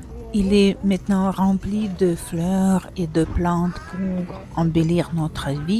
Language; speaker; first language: French; non-native, fluent; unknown